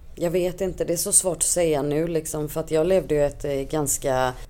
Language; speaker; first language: Swedish; native; Swedish